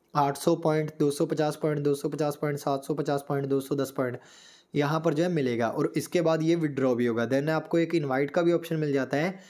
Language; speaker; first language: Hindi; native; Hindi